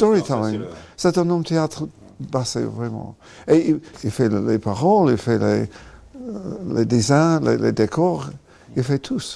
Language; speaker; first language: French; non-native, learner; English